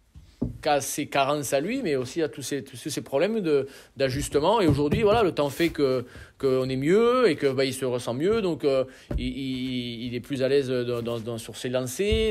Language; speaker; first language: French; native; French